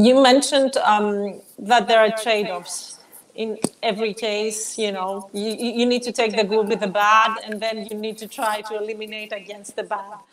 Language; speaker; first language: English; non-native, fluent; Greek